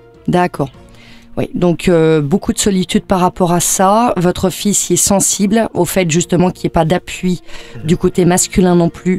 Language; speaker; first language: French; native; French